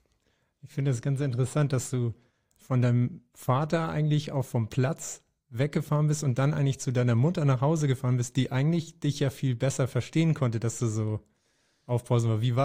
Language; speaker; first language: German; native; German